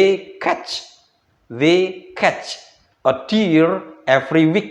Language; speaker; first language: English; non-native, fluent; Indonesian